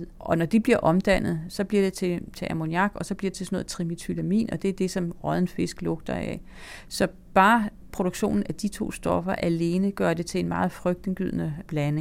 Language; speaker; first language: Danish; native; Danish